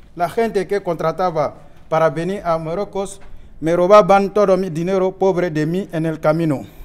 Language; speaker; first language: Spanish; non-native, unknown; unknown